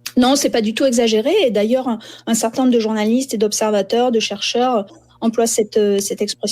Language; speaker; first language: French; native; French